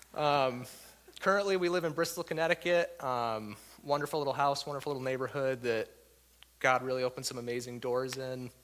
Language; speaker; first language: English; native; English